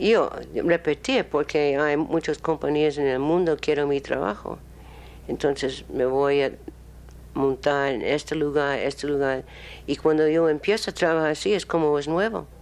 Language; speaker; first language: Spanish; non-native, learner; English